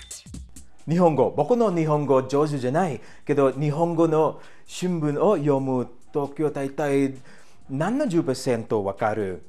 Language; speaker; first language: Japanese; non-native, learner; English